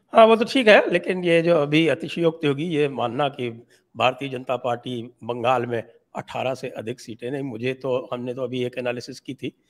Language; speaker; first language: Hindi; native; Hindi